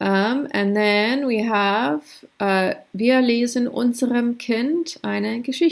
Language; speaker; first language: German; non-native, fluent; English